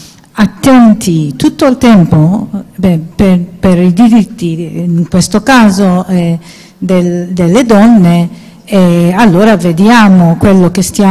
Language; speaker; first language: Italian; non-native, fluent; Maltese